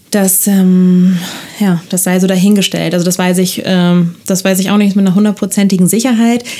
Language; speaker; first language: German; non-native, fluent; Spanish